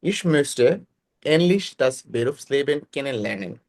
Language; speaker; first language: German; non-native, fluent; Bangla